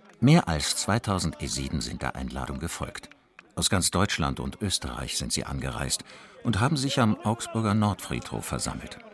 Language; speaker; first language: German; native; German